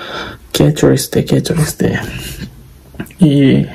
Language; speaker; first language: Spanish; non-native, learner; Japanese